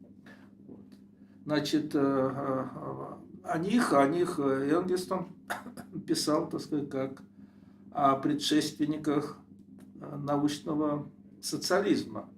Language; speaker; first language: Russian; native; Russian